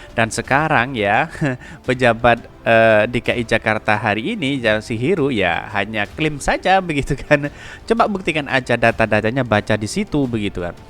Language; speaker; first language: Indonesian; non-native, local second language; Madurese